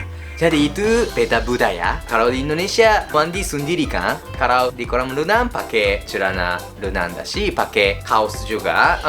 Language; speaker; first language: Indonesian; non-native, learner; Japanese